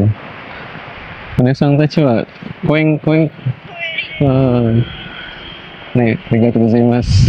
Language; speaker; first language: Japanese; non-native, learner; Indonesian